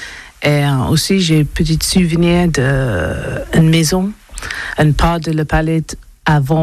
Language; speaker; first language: French; non-native, learner; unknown